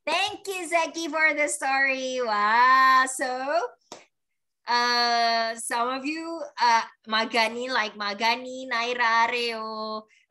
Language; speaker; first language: English; non-native, fluent; Indonesian